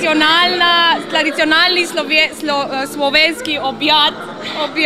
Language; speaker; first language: Polish; non-native, learner; Slovenian